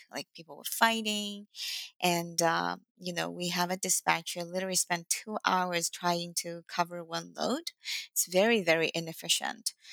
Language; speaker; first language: English; non-native, fluent; Chinese